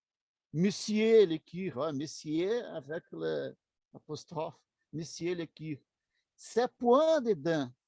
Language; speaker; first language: French; non-native, learner; Portuguese